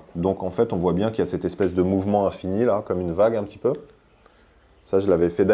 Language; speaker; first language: French; native; French